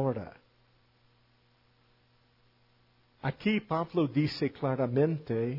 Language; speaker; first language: Spanish; non-native, fluent; English